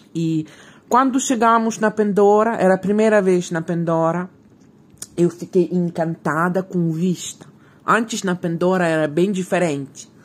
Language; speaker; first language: Portuguese; non-native, fluent; Ukrainian